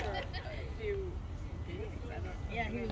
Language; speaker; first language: English; native; English